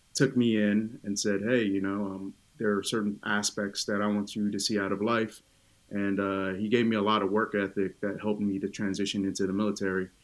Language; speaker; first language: English; early bilingual, other home language; Tongan